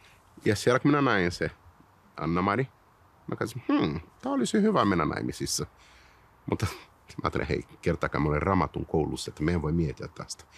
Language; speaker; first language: Finnish; non-native, fluent; Portuguese